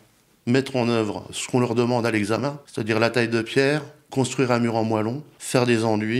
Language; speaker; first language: French; native; French